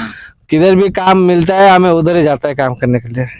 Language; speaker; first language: Hindi; non-native, local second language; Odia